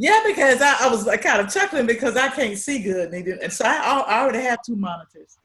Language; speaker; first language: English; native; English